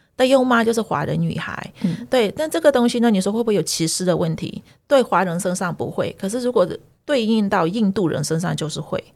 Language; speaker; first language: Chinese; early bilingual, heritage; Chinese